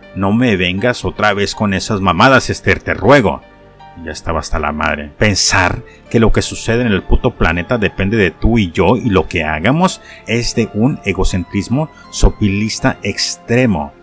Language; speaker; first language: Spanish; native; Spanish